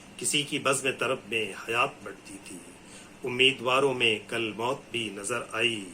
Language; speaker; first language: Urdu; native; Urdu